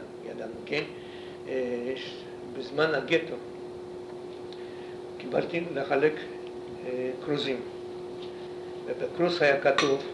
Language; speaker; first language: Hebrew; non-native, fluent; Polish